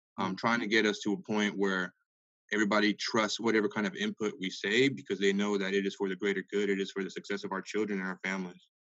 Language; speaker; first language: English; early bilingual, other home language; Spanish